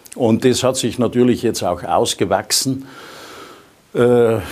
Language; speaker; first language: German; native; German